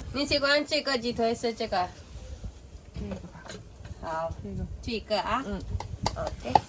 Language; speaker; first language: Chinese; non-native, learner; Indonesian